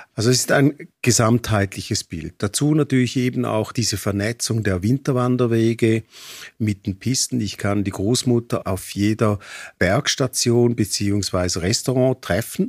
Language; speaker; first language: German; native; German